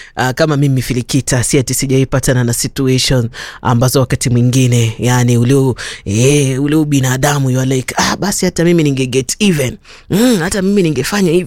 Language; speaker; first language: Swahili; native; Swahili